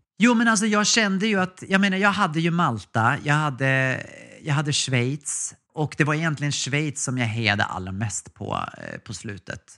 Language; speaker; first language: Swedish; native; Swedish